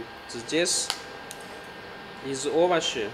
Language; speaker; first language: Russian; non-native, learner; Chinese